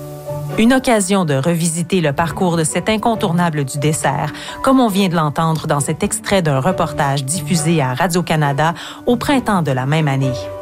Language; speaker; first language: French; native; French